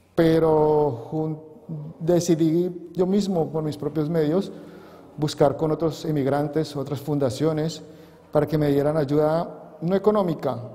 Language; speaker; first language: Spanish; native; Spanish